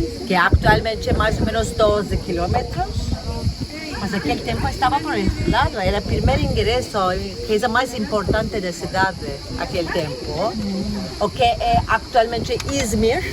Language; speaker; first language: Portuguese; non-native, fluent; Turkish